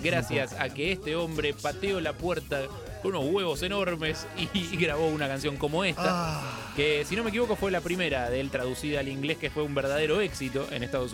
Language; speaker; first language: Spanish; native; Spanish